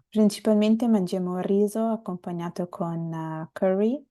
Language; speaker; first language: Italian; early bilingual, other home language; Bangla